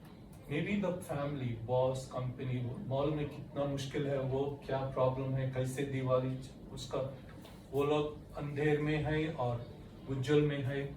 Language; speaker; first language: Hindi; non-native, local second language; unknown